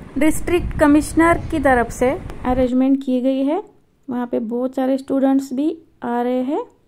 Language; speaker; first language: Hindi; non-native, local second language; Marathi